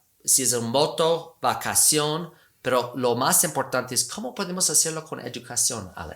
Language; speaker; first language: Spanish; non-native, fluent; English